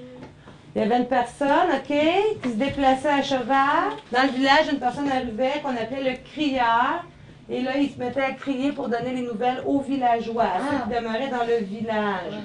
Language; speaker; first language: French; native; French